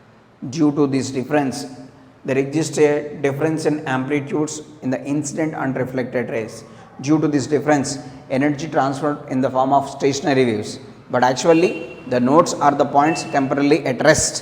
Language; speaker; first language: English; non-native, local second language; Telugu